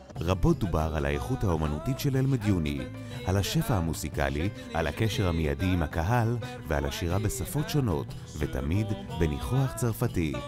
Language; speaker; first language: Hebrew; native; Hebrew